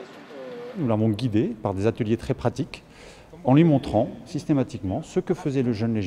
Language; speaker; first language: French; native; French